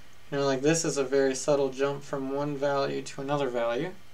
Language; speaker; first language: English; early bilingual, other home language; Spanish